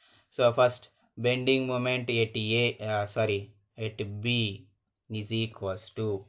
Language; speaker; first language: English; non-native, local second language; Telugu